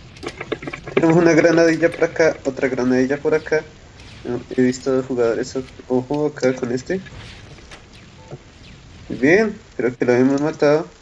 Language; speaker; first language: Spanish; native; Spanish